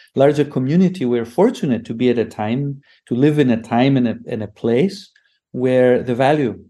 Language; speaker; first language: English; non-native, fluent; Greek